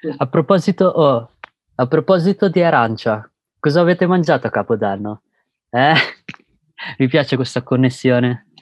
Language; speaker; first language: Italian; early bilingual, other home language; Filipino